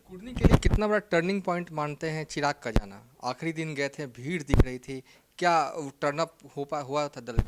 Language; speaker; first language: Hindi; native; Hindi